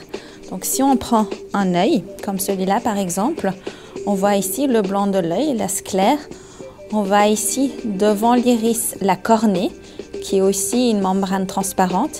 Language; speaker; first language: French; native; French